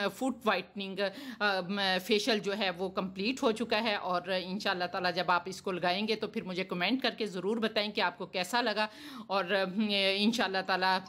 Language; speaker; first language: Hindi; native; Hindi